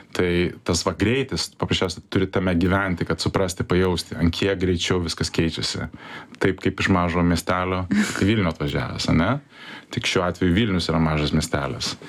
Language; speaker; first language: Lithuanian; early bilingual, heritage; Lithuanian